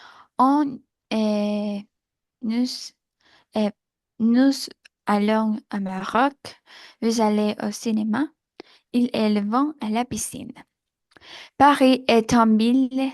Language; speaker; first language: French; non-native, learner; Spanish